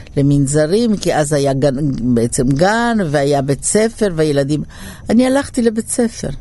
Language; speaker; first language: Hebrew; early bilingual, other home language; Polish